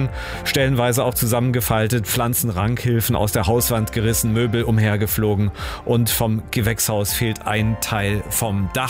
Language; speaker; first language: German; native; German